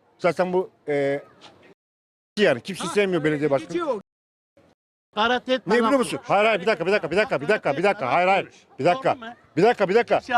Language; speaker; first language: Turkish; native; Turkish